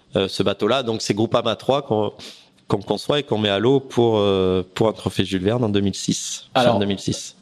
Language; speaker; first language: French; native; French